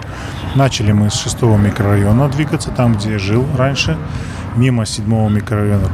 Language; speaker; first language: Russian; native; Russian